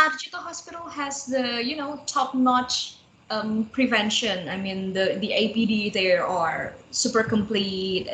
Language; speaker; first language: English; non-native, fluent; Indonesian